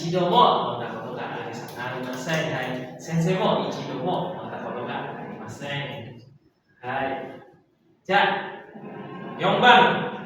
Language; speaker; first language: Japanese; non-native, fluent; Indonesian